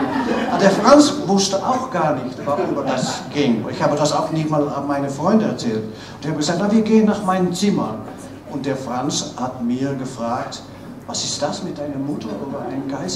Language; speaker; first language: German; non-native, fluent; Dutch